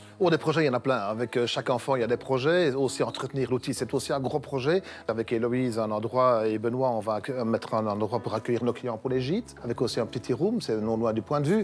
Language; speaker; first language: French; native; French